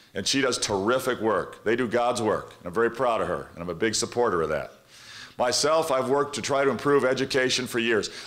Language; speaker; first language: English; native; English